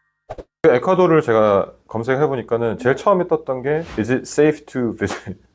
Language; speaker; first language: Korean; native; Korean